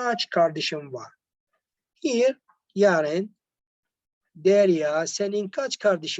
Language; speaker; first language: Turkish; non-native, learner; Arabic